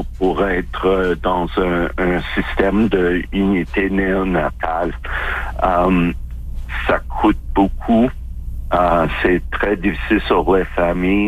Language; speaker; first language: French; non-native, fluent; English